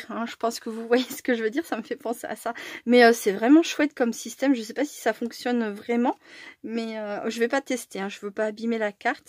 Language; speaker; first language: French; native; French